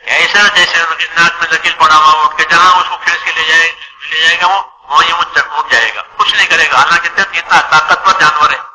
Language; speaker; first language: Urdu; non-native, local second language; Gujarati